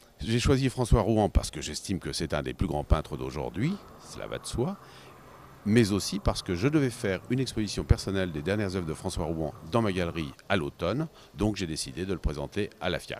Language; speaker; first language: French; native; French